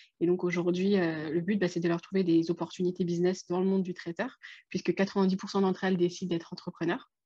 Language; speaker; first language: French; native; French